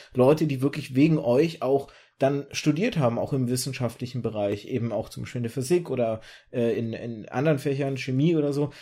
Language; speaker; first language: German; early bilingual, other home language; Russian